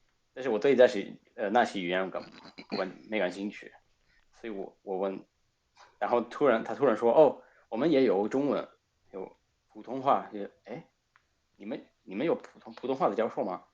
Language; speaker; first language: Chinese; non-native, fluent; Spanish